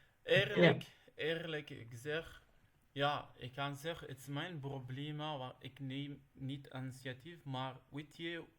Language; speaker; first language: Dutch; non-native, learner; Arabic